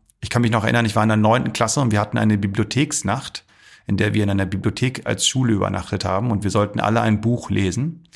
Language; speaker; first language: German; early bilingual, other home language; Arabic